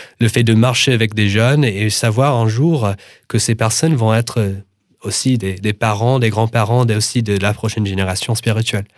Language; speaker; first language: French; non-native, fluent; English